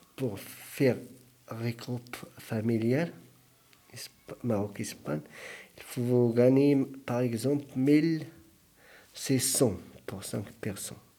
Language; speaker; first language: French; non-native, learner; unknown